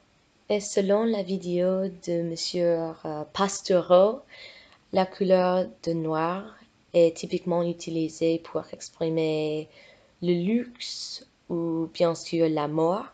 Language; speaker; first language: French; non-native, fluent; English